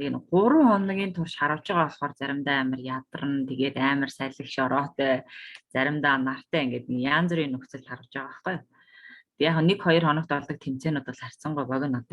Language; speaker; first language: Mongolian; native; Mongolian